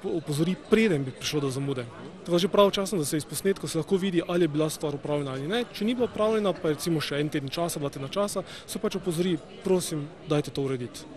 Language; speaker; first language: Slovenian; native; Slovenian